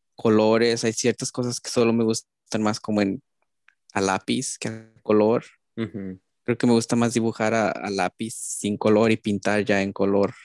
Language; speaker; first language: Spanish; native; Spanish